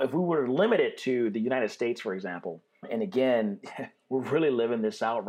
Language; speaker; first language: English; native; English